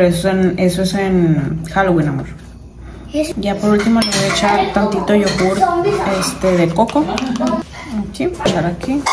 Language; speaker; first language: Spanish; native; Spanish